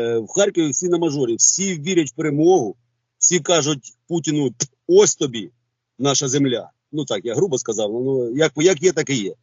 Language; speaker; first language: Ukrainian; native; Ukrainian